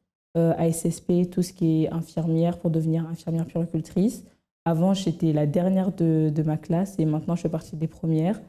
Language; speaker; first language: French; native; French